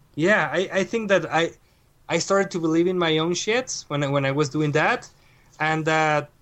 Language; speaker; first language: English; non-native, fluent; Spanish